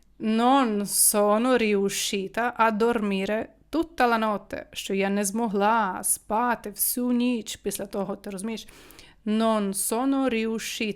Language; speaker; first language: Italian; non-native, fluent; Ukrainian